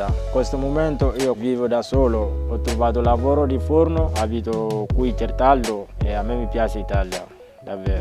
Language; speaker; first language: Italian; non-native, learner; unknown